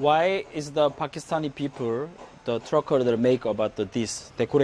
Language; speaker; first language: English; non-native, learner; Korean